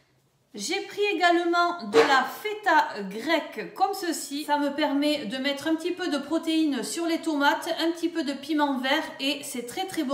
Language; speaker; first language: French; native; French